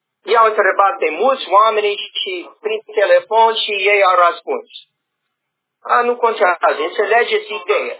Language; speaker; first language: Romanian; non-native, learner; English